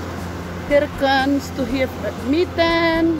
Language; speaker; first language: German; non-native, learner; Filipino